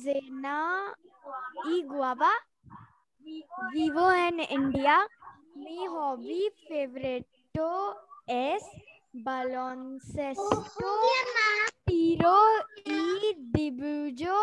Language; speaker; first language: Spanish; non-native, learner; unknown